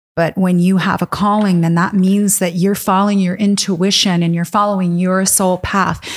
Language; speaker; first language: English; native; English